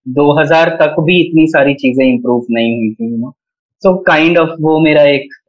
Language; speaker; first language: Hindi; native; Hindi